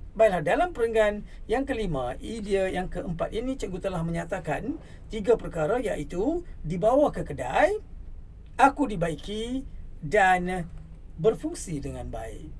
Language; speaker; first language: Malay; non-native, local second language; Tamil